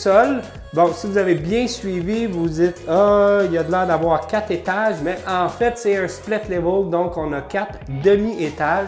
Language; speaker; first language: French; native; French